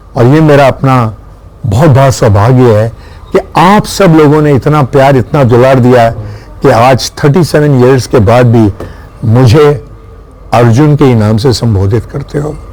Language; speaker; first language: Hindi; native; Hindi